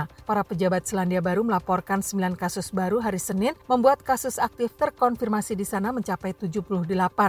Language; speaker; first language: Indonesian; native; Indonesian